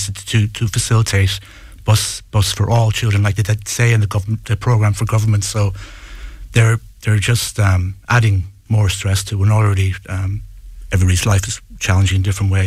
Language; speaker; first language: English; native; English